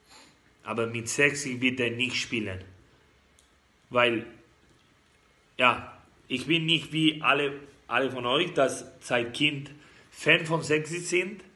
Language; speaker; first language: German; non-native, learner; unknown